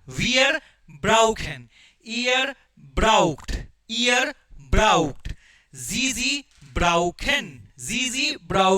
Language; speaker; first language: German; non-native, fluent; Hindi